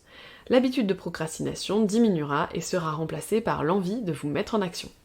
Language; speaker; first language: French; native; French